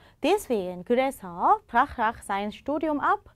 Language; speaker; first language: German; non-native, fluent; Korean